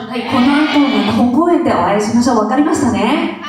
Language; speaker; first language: Japanese; native; Japanese